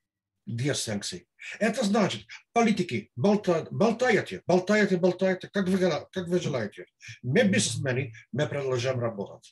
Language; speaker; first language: Russian; non-native, fluent; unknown